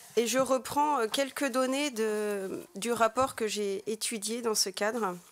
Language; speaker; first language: French; native; French